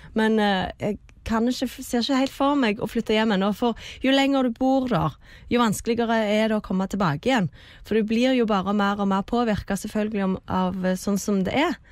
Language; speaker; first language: Norwegian; native; Norwegian